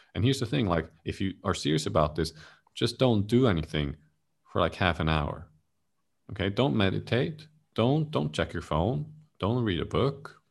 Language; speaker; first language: English; non-native, fluent; German